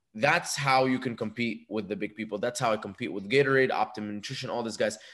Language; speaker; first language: English; non-native, fluent; Arabic